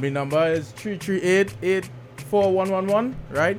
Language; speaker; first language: English; native; English